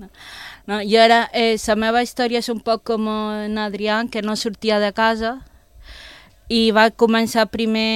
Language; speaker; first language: Catalan; non-native, local second language; Spanish